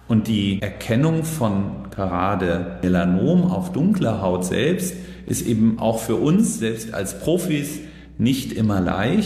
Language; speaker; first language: German; native; German